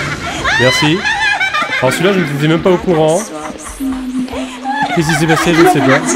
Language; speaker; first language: French; native; French